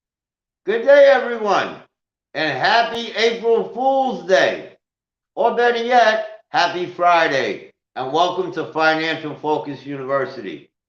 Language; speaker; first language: English; native; English